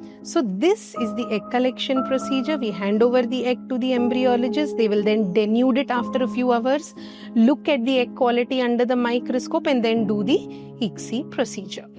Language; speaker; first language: English; non-native, local second language; Telugu